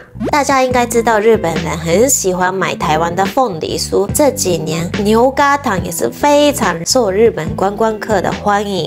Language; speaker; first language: Chinese; non-native, fluent; Japanese